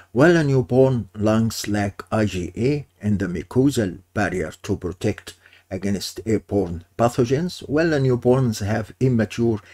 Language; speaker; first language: English; non-native, fluent; Arabic